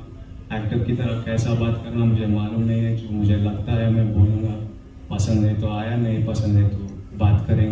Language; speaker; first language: Hindi; non-native, local second language; Telugu